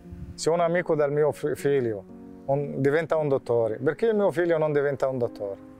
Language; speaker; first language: Italian; non-native, fluent; Arabic